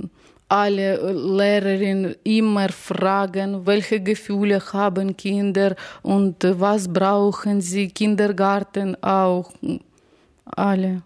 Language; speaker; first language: German; non-native, learner; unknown